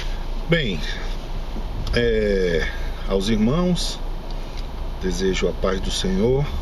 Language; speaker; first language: Portuguese; native; Portuguese